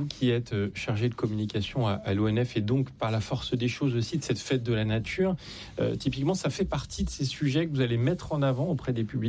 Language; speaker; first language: French; native; French